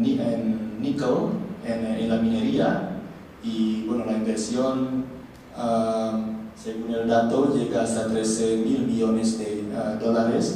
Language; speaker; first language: Spanish; non-native, learner; Indonesian